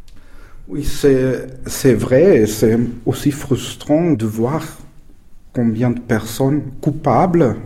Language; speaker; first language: French; non-native, fluent; German